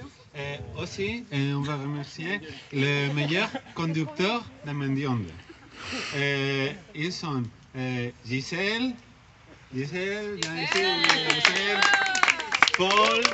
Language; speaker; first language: French; non-native, learner; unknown